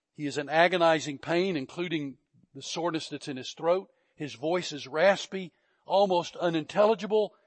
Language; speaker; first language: English; native; English